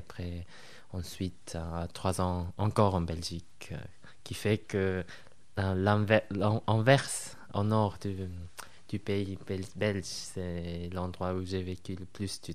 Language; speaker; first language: French; non-native, fluent; Japanese